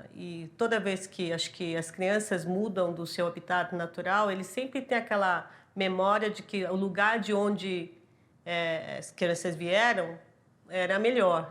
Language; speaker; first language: Portuguese; early bilingual, other home language; Korean